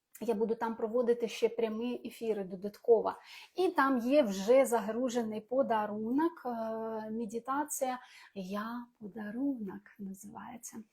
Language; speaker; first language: Ukrainian; non-native, local second language; Russian